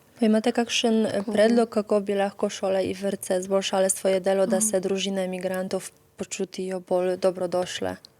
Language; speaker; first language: Slovenian; native; Slovenian